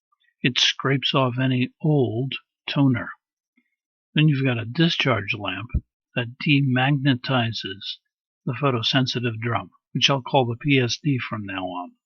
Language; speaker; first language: English; native; English